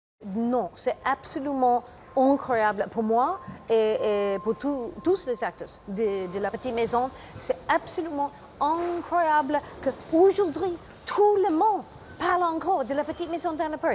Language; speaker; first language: French; non-native, learner; English